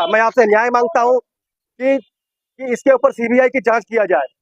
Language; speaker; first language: Hindi; non-native, local second language; Bangla